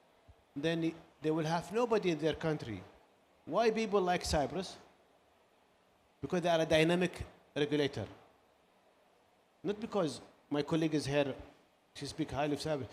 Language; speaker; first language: English; non-native, learner; Arabic